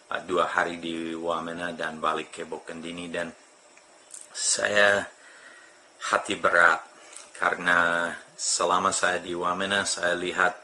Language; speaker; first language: Indonesian; non-native, fluent; English